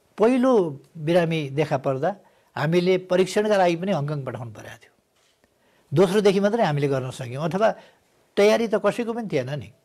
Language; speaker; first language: Nepali; native; Nepali